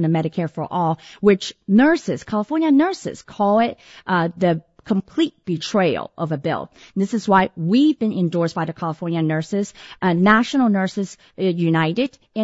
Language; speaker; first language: English; early bilingual, other home language; Cantonese